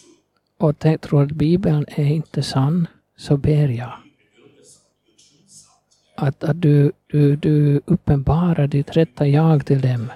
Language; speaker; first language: Swedish; non-native, fluent; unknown